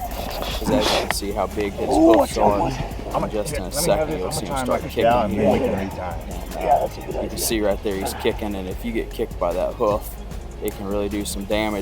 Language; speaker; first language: English; native; English